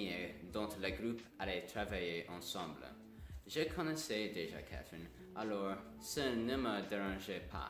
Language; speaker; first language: French; non-native, learner; English